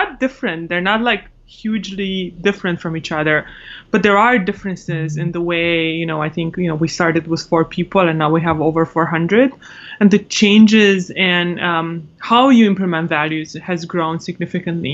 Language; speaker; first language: English; non-native, fluent; Romanian